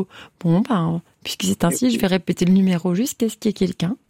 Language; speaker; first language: French; native; French